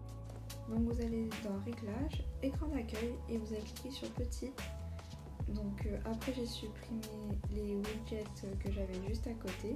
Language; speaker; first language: French; native; French